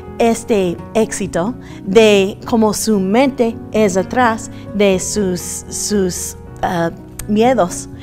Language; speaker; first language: Spanish; early bilingual, other home language; English